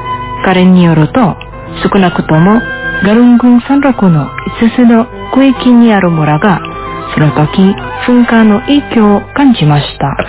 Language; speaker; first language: Japanese; non-native, fluent; Indonesian